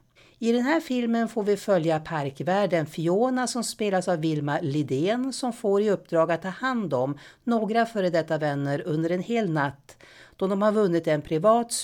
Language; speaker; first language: Swedish; native; Swedish